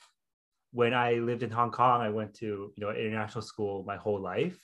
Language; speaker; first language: English; non-native, local second language; Cantonese